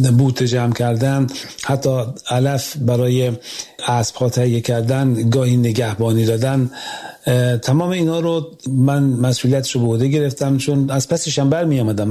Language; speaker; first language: Persian; native; Persian